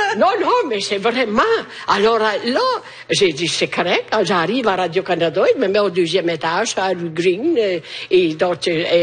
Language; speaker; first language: French; non-native, fluent; Italian